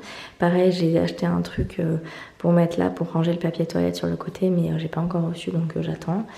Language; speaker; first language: French; native; French